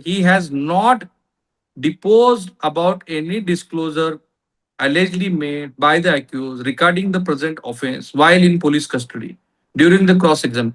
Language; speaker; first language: English; non-native, local second language; Marathi